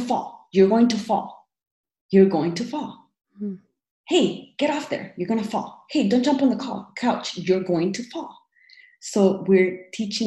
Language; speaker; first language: English; early bilingual, other home language; Spanish